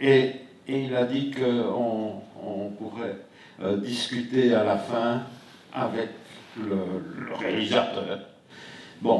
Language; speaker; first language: French; native; French